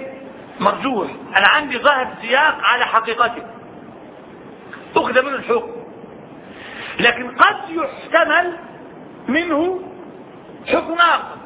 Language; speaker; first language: Arabic; native; Arabic